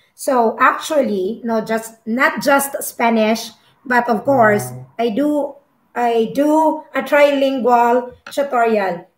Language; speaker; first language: English; non-native, local second language; Filipino